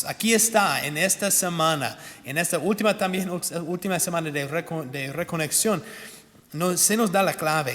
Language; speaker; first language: Spanish; non-native, fluent; English